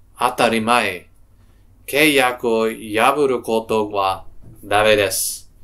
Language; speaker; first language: Japanese; non-native, learner; English